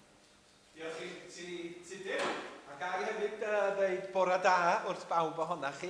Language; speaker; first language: Welsh; native; Welsh